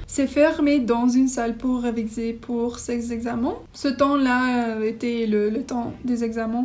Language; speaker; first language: French; non-native, learner; English